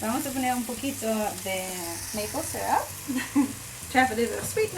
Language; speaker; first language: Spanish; non-native, learner; English